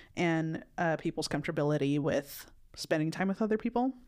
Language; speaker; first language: English; early bilingual, other home language; Spanish